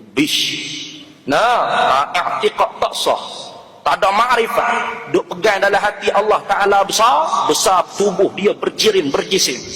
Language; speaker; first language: Malay; native; Malay